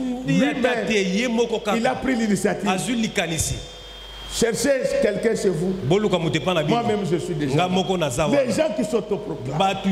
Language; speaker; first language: French; non-native, local second language; Lingala